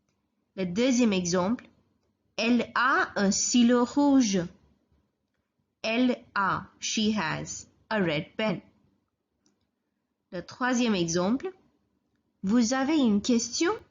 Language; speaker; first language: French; non-native, fluent; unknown